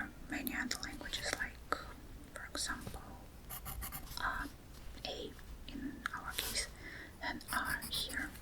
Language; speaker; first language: English; non-native, fluent; Russian